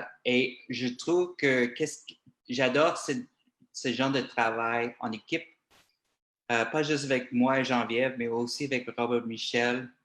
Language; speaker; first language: French; non-native, local second language; English